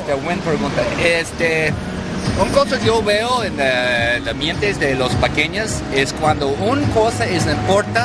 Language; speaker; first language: Spanish; non-native, learner; English